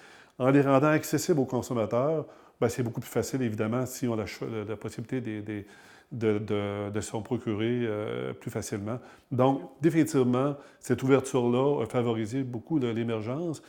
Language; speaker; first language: French; native; French